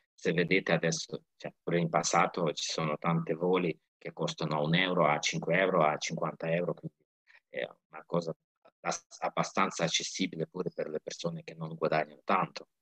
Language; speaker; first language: Italian; non-native, fluent; Ukrainian